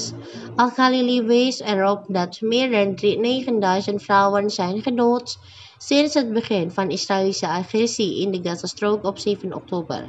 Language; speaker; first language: Dutch; non-native, fluent; Indonesian